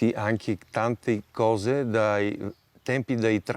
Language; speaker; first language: Italian; non-native, learner; Bulgarian